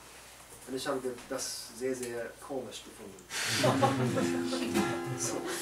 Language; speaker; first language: German; non-native, learner; English